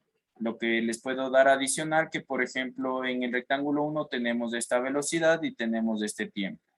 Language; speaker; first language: Spanish; native; Spanish